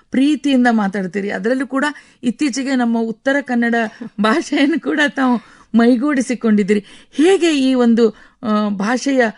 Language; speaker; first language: Kannada; native; Kannada